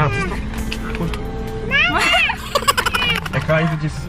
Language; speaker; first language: Dutch; native; Dutch